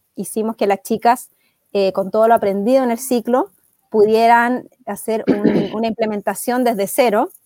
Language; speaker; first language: Spanish; native; Spanish